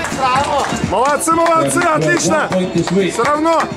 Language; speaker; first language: Russian; native; Russian